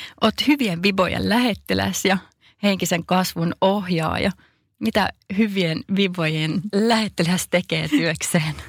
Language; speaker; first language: Finnish; native; Finnish